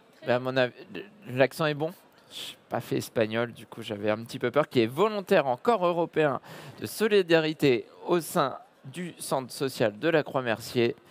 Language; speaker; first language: French; native; French